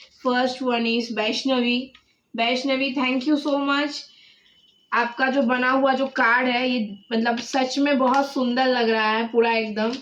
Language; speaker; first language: Hindi; non-native, local second language; Bangla